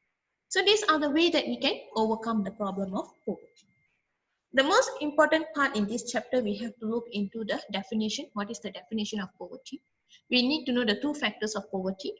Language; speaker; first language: English; non-native, local second language; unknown